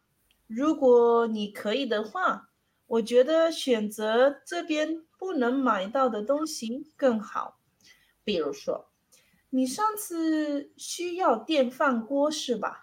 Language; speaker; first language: Chinese; non-native, learner; Spanish